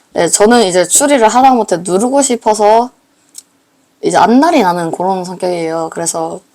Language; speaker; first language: Korean; native; Korean